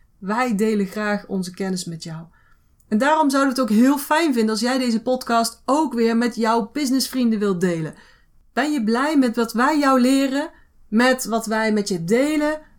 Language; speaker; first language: Dutch; native; Dutch